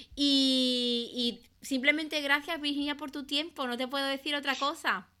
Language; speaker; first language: Spanish; native; Spanish